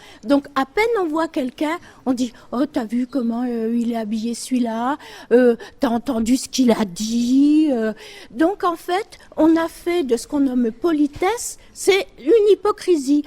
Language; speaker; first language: French; native; French